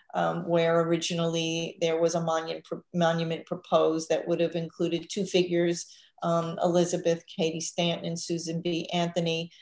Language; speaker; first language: English; native; English